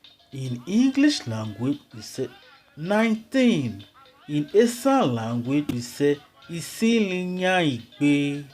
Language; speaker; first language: English; non-native, local second language; Esan